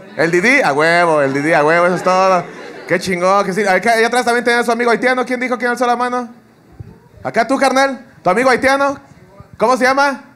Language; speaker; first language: Spanish; native; Spanish